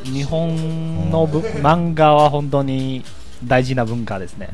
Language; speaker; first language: Japanese; non-native, learner; Chinese